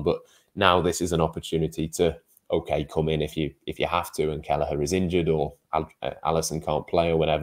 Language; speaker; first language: English; native; English